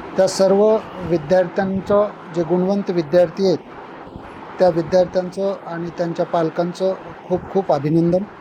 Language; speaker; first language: Marathi; native; Marathi